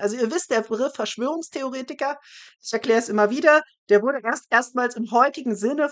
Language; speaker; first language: German; native; German